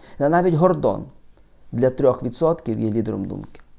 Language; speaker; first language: Ukrainian; native; Ukrainian